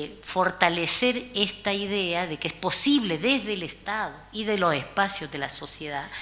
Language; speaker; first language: Spanish; native; Spanish